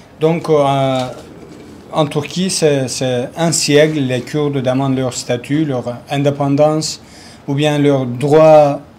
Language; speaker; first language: French; non-native, learner; Kurdish